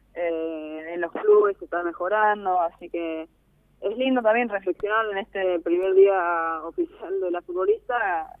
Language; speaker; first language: Spanish; early bilingual, other home language; English